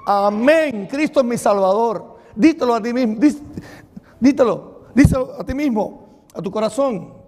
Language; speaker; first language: Spanish; native; Spanish